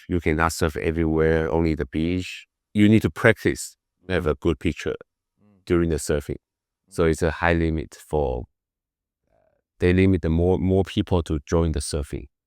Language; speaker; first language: English; non-native, learner; Chinese